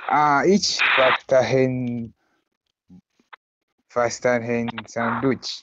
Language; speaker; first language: German; non-native, learner; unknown